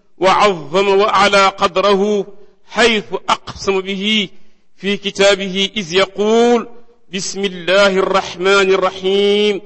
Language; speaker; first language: Arabic; non-native, fluent; Wolof